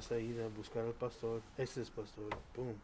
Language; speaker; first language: Spanish; early bilingual, heritage; Spanish